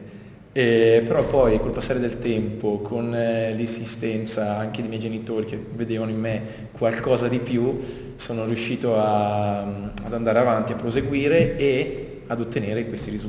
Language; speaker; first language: Italian; native; Italian